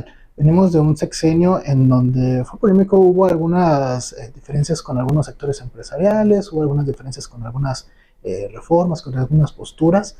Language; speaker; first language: Spanish; native; Spanish